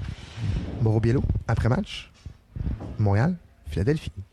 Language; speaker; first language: French; native; French